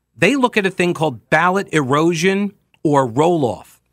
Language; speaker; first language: English; native; English